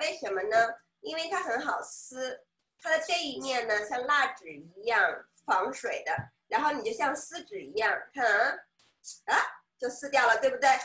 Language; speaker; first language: Chinese; native; Chinese